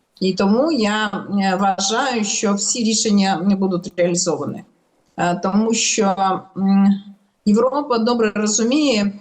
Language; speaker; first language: Ukrainian; non-native, local second language; Russian